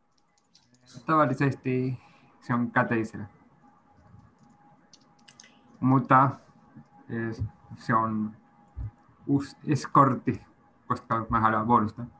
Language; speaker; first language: Finnish; non-native, learner; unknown